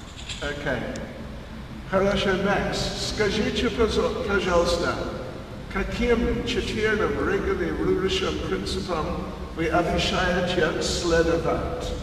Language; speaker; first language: Russian; non-native, learner; English